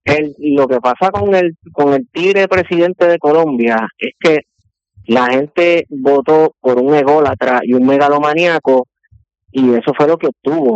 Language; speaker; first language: Spanish; native; Spanish